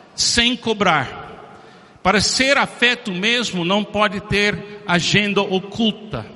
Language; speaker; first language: Portuguese; non-native, fluent; English